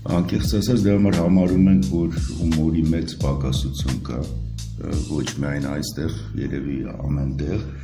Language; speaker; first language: Armenian; native; Armenian